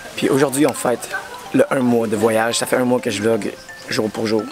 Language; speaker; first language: French; native; French